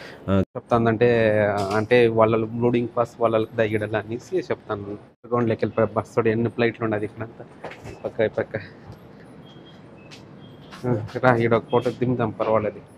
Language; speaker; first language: Telugu; native; Telugu